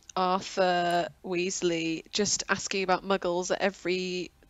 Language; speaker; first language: English; native; English